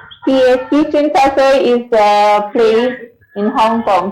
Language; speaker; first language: English; non-native, learner; Indonesian